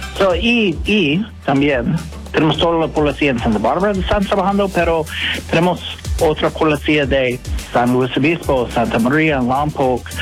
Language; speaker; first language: Spanish; non-native, learner; English